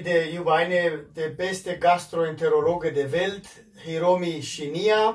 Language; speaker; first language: German; non-native, fluent; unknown